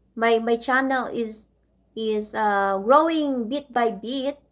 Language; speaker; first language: English; non-native, local second language; Filipino